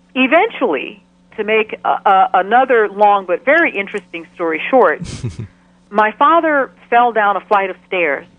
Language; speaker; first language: English; native; English